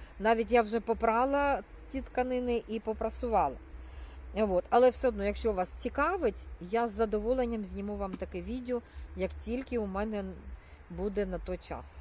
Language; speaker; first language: Ukrainian; non-native, local second language; Russian